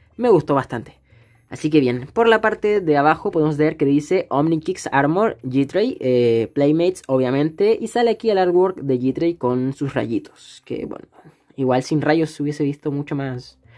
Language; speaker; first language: Spanish; native; Spanish